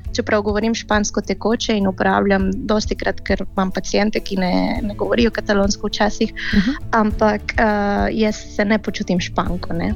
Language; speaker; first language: Slovenian; early bilingual, heritage; Catalan